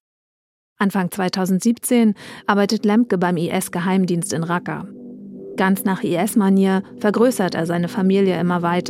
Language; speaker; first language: German; native; German